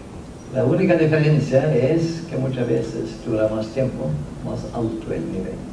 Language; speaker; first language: Spanish; non-native, fluent; Norwegian